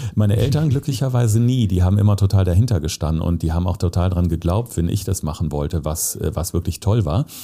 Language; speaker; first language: German; native; German